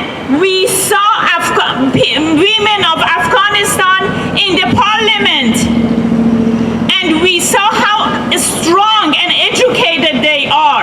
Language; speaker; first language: English; non-native, fluent; Persian